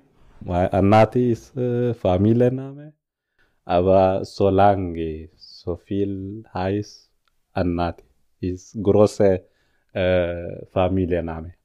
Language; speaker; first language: German; non-native, learner; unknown